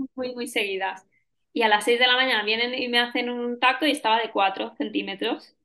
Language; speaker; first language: Spanish; native; Spanish